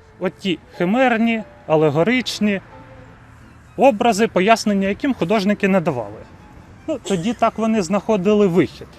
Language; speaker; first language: Ukrainian; native; Ukrainian